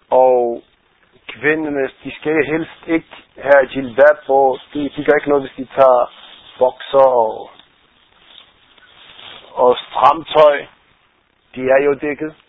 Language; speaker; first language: Danish; non-native, fluent; Arabic